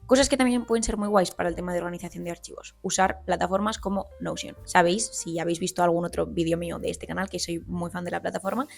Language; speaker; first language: Spanish; native; Spanish